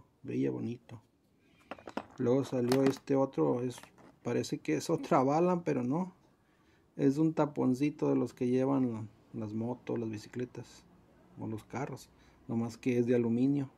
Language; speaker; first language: Spanish; native; Spanish